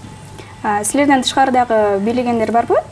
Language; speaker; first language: Kyrgyz; native; Kyrgyz